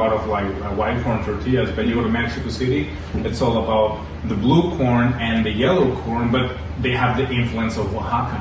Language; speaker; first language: English; non-native, fluent; Spanish